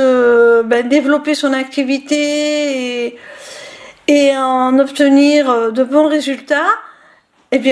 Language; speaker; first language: French; native; French